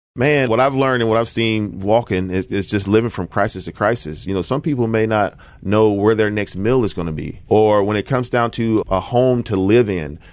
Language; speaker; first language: English; native; English